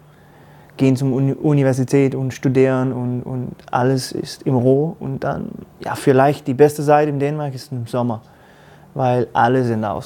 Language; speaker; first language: German; non-native, learner; Danish